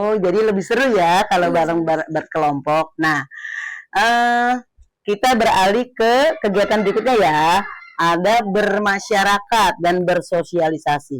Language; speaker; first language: Indonesian; native; Indonesian